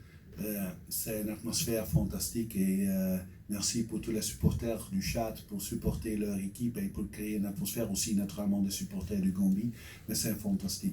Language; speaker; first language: French; non-native, fluent; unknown